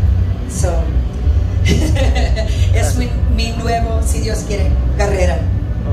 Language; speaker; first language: Spanish; early bilingual, heritage; English